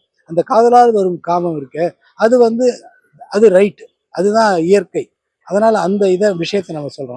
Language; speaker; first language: Tamil; native; Tamil